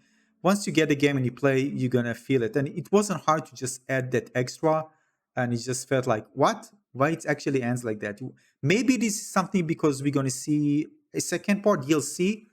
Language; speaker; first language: English; non-native, fluent; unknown